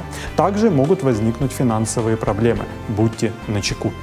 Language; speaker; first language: Russian; native; Russian